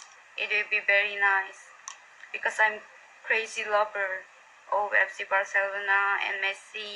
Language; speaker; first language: English; non-native, learner; Korean